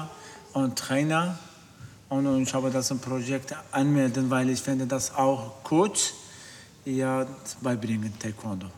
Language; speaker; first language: German; non-native, learner; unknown